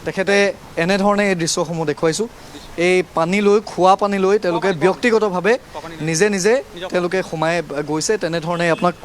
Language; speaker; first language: Assamese; native; Assamese